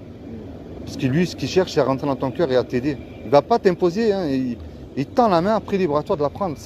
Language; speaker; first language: French; native; French